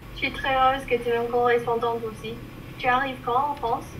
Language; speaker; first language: French; non-native, learner; English